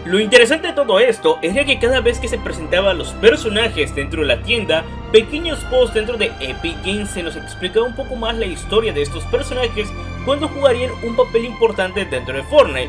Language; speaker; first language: Spanish; native; Spanish